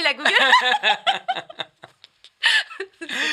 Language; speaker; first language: French; native; French